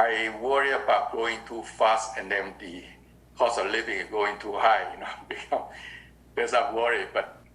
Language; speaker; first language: English; non-native, learner; Vietnamese